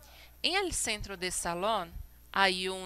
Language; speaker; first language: Spanish; non-native, fluent; Portuguese